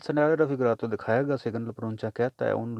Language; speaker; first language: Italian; non-native, learner; Urdu